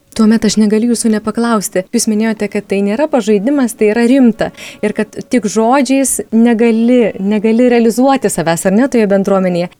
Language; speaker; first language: Lithuanian; native; Lithuanian